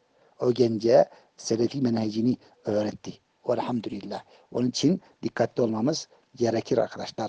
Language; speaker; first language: Turkish; native; Turkish